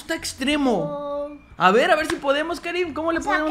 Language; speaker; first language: Spanish; native; Spanish